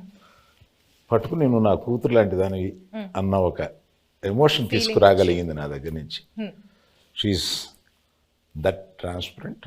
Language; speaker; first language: Telugu; native; Telugu